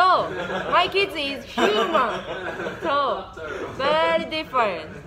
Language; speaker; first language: English; non-native, learner; Japanese